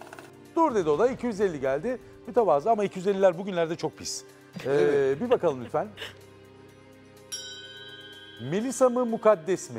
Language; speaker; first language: Turkish; native; Turkish